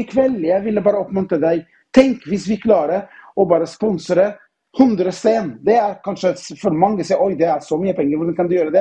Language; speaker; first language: Norwegian; non-native, fluent; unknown